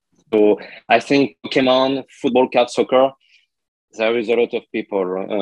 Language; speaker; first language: English; non-native, learner; French